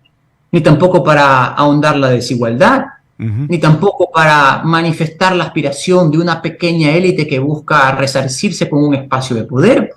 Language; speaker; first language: Spanish; native; Spanish